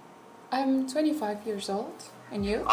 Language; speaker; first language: English; non-native, learner; Indonesian